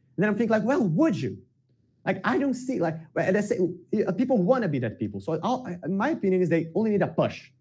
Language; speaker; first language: English; non-native, fluent; Portuguese